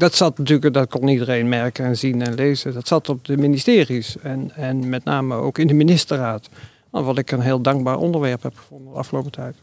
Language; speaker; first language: Dutch; native; Dutch